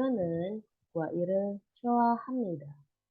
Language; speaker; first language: Korean; non-native, fluent; Indonesian